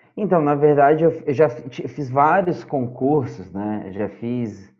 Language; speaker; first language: Portuguese; native; Portuguese